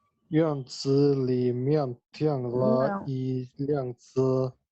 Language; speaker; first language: Chinese; non-native, learner; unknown